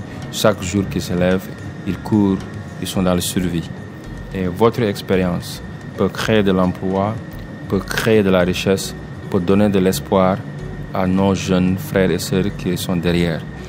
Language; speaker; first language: French; non-native, local second language; Wolof